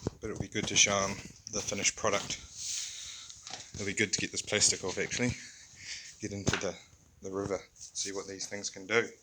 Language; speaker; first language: English; native; English